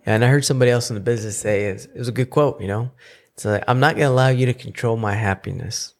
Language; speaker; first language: English; early bilingual, other home language; Spanish